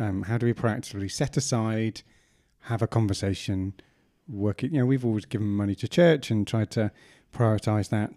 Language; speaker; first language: English; native; English